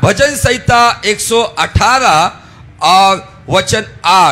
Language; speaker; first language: Hindi; non-native, local second language; Marathi